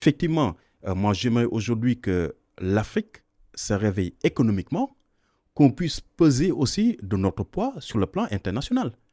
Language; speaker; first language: French; non-native, local second language; Wolof